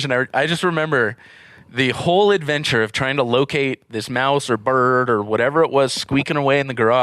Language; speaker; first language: English; native; English